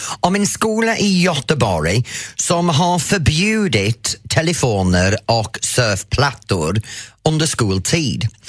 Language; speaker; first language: Swedish; non-native, fluent; English